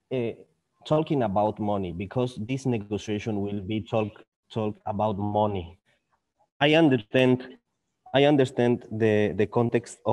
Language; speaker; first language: English; non-native, learner; Spanish